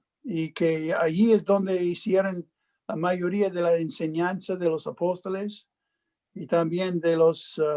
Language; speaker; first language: Spanish; non-native, fluent; English